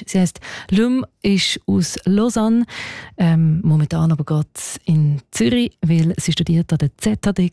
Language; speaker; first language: German; native; German